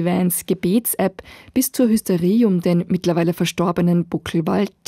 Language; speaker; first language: German; native; German